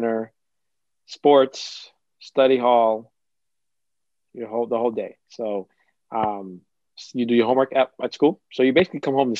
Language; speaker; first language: English; early bilingual, other home language; Kabuverdianu